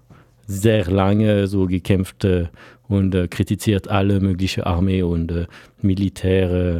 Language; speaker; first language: German; non-native, fluent; French